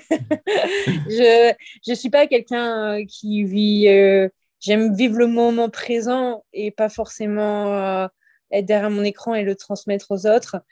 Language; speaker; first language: French; native; French